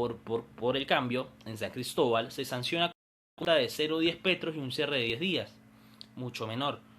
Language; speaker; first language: Spanish; native; Spanish